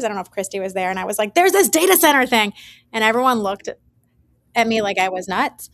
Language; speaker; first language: English; native; English